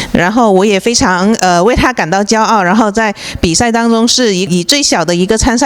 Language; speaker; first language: Chinese; native; Chinese